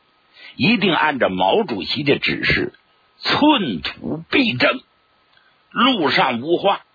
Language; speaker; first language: Chinese; native; Chinese